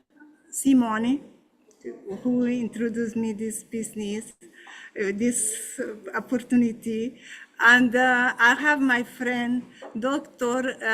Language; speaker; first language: English; non-native, learner; Portuguese